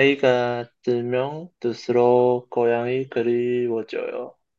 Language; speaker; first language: Korean; non-native, learner; Chinese